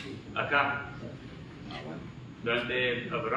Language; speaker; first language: Spanish; non-native, fluent; English